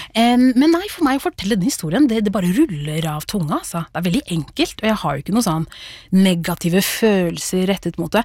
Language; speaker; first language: Norwegian; early bilingual, other home language; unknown